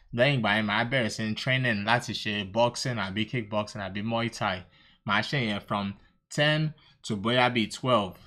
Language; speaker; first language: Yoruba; early bilingual, heritage; Yoruba